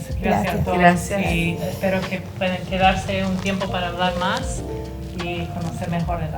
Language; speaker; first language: Spanish; non-native, fluent; English